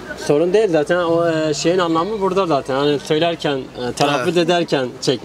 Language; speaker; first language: Turkish; native; Turkish